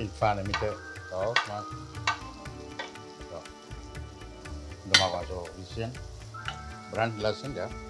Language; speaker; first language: German; non-native, learner; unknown